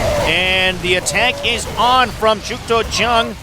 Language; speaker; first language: English; native; English